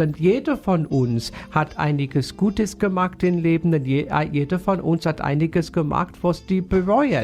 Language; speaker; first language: German; non-native, fluent; English